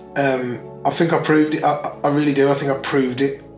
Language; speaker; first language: English; native; English